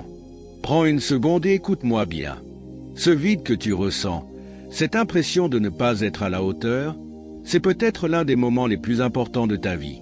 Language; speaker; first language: French; native; French